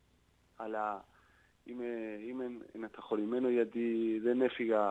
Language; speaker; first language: Greek; non-native, learner; Spanish